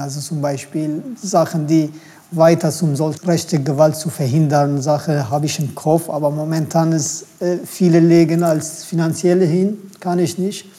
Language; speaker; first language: German; non-native, fluent; Turkish